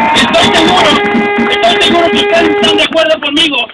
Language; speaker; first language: Spanish; early bilingual, heritage; Spanish